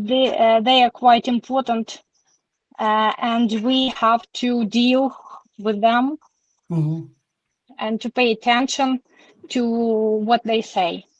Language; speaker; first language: English; non-native, learner; Ukrainian